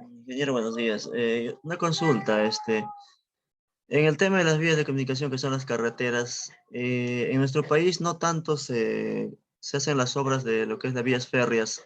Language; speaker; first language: Spanish; native; Spanish